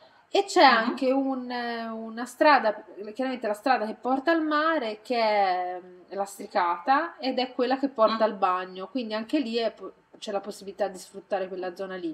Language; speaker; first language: Italian; native; Italian